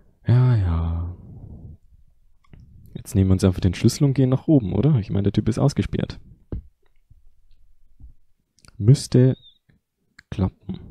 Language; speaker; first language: German; native; German